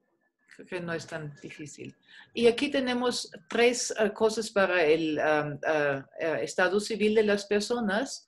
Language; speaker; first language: Spanish; non-native, fluent; German